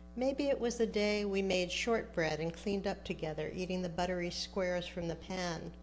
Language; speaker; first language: English; native; English